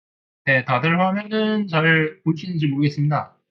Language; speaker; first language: Korean; native; Korean